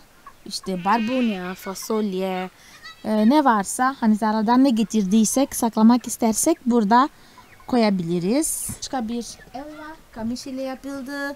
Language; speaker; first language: Turkish; non-native, fluent; Portuguese